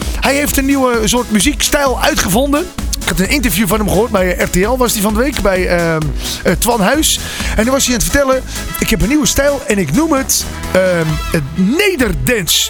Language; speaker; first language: Dutch; native; Dutch